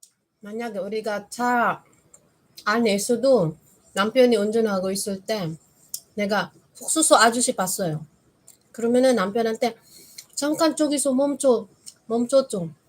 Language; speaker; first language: Korean; non-native, fluent; Filipino